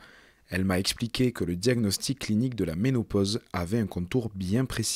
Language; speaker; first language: French; native; French